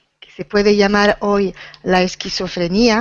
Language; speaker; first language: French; non-native, fluent; Spanish